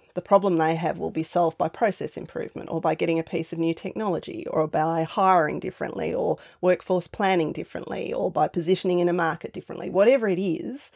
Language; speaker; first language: English; native; English